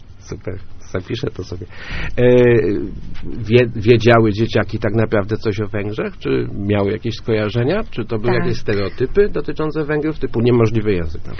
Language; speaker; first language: Polish; native; Polish